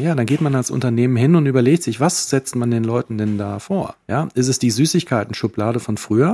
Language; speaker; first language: German; native; German